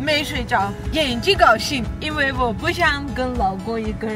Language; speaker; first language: Chinese; non-native, learner; Armenian